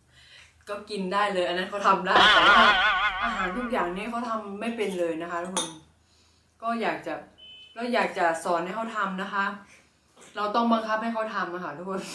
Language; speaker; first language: Thai; non-native, local second language; Northeastern Thai